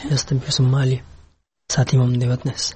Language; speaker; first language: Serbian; non-native, learner; Pashto